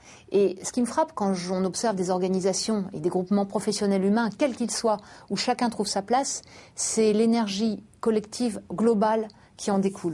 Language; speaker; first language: French; native; French